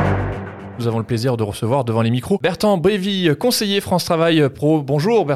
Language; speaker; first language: French; native; French